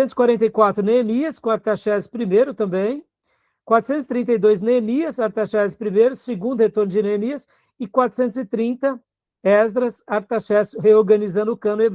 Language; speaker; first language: Portuguese; native; Portuguese